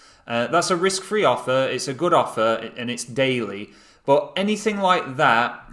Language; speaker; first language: English; native; English